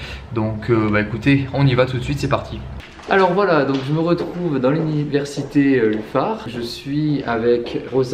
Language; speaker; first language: French; native; French